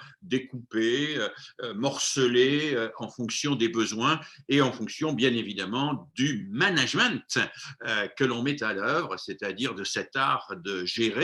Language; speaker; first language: French; native; French